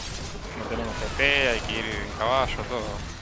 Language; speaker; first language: Spanish; native; Spanish